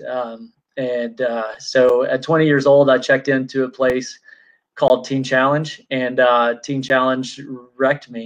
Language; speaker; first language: English; native; English